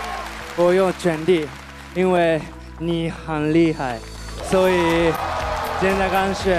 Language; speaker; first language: Chinese; non-native, learner; Japanese